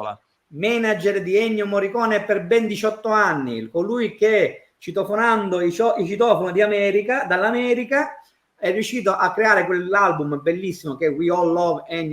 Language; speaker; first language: Italian; native; Italian